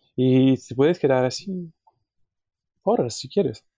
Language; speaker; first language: Spanish; non-native, fluent; French